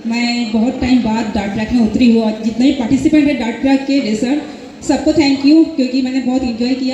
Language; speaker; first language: Hindi; non-native, local second language; Bangla